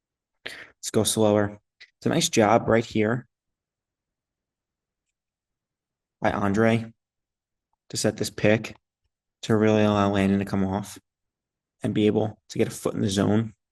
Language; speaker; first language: English; native; English